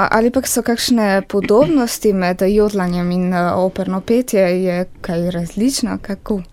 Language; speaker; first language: Slovenian; native; Slovenian